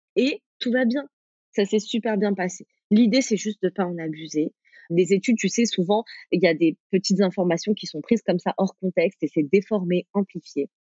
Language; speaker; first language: French; early bilingual, other home language; Arabic